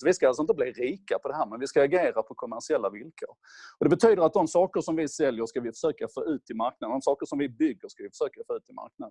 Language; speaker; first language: Swedish; native; Swedish